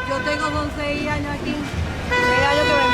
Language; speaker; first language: Spanish; native; Spanish